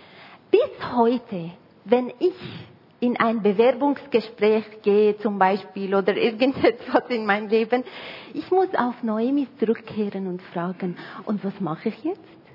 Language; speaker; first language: German; non-native, fluent; Arabic